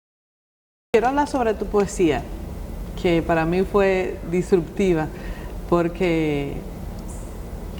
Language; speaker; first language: Spanish; native; Spanish